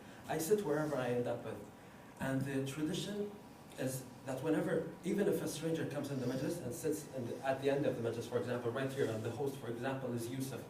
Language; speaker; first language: English; non-native, fluent; Arabic